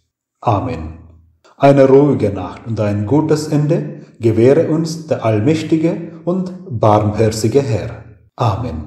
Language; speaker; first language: German; non-native, fluent; Malayalam